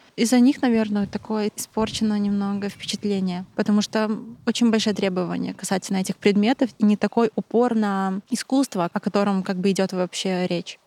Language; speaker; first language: Russian; native; Russian